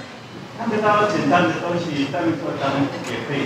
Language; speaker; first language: Chinese; non-native, learner; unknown